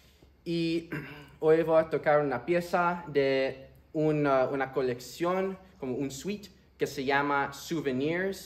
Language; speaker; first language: Spanish; early bilingual, heritage; Spanish